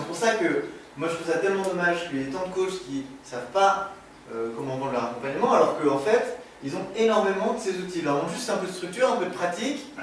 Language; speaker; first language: French; native; French